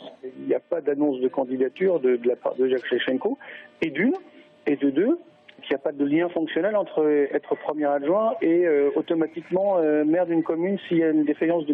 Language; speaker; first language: French; native; French